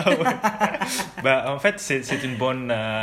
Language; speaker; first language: French; non-native, learner; Indonesian